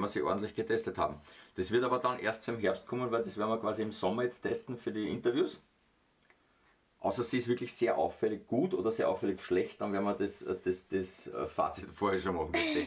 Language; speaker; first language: German; native; German